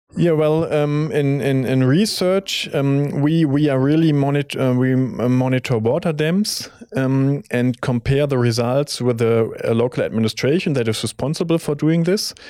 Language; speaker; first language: English; non-native, fluent; German